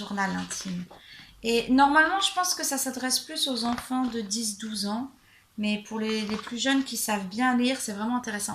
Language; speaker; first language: French; native; French